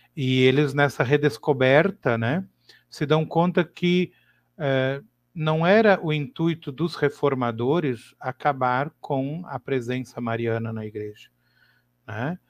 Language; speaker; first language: Portuguese; native; Portuguese